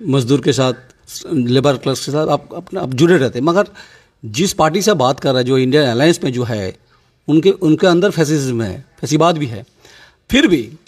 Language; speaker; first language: Hindi; non-native, local second language; Bangla